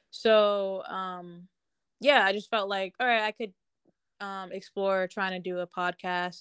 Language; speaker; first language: English; native; English